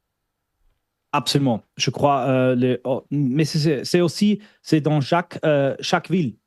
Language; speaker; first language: French; non-native, fluent; German